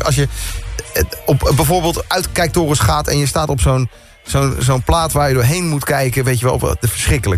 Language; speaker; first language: Dutch; native; Dutch